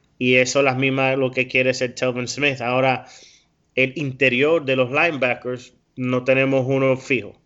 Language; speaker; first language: Spanish; early bilingual, heritage; Spanish